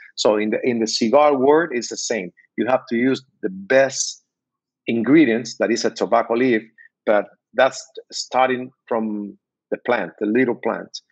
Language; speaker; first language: English; non-native, learner; Spanish